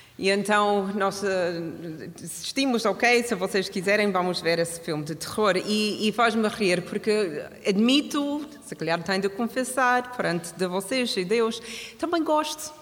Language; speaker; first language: Portuguese; non-native, fluent; English